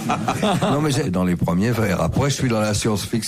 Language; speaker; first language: French; native; French